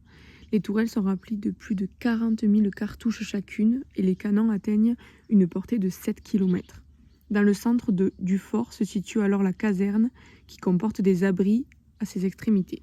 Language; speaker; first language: French; native; French